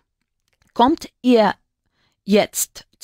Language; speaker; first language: German; non-native, learner; Spanish